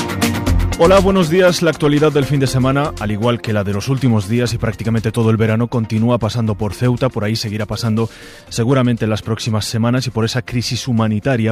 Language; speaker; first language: Spanish; native; Spanish